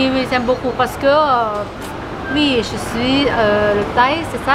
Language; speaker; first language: French; non-native, learner; Thai